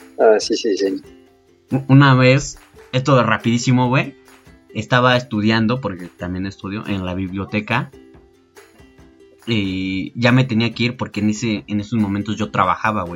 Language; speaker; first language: Spanish; native; Spanish